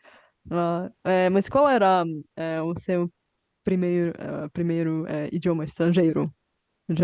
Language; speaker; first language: Portuguese; non-native, fluent; Bulgarian